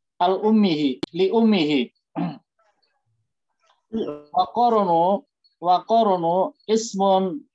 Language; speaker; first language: Arabic; non-native, learner; Indonesian